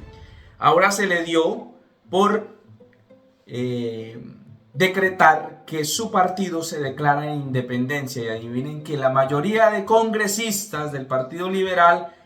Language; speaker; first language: Spanish; native; Spanish